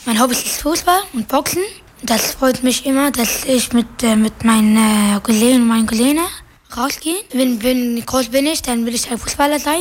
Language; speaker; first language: German; non-native, local second language; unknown